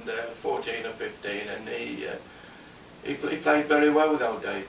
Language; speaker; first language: English; native; English